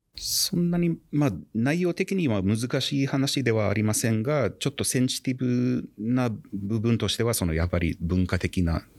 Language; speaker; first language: Japanese; non-native, fluent; English